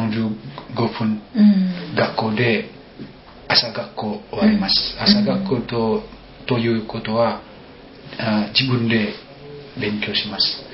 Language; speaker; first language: Japanese; non-native, learner; Indonesian